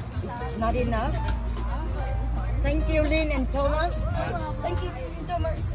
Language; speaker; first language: English; non-native, fluent; Vietnamese